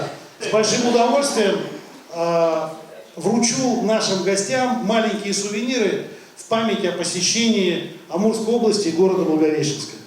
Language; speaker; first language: Russian; native; Russian